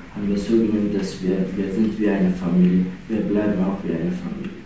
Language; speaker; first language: German; non-native, learner; Persian